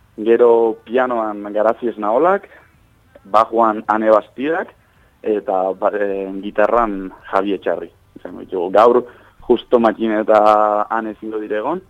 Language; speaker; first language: Basque; native; Basque